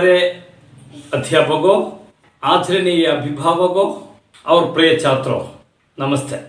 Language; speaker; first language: Hindi; non-native, local second language; Malayalam